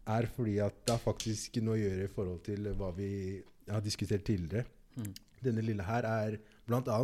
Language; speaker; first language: Norwegian; early bilingual, other home language; Igbo